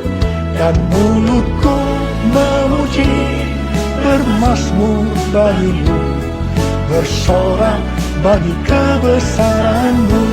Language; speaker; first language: Indonesian; native; Indonesian